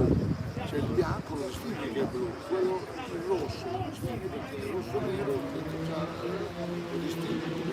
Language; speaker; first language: Italian; native; Italian